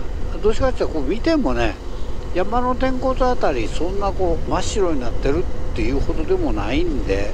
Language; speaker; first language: Japanese; native; Japanese